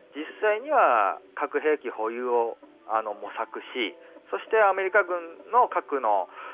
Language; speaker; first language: Japanese; native; Japanese